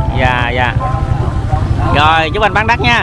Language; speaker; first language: Vietnamese; native; Vietnamese